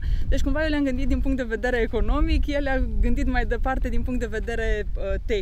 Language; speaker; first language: Romanian; native; Romanian